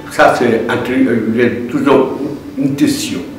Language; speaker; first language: French; non-native, learner; Bangla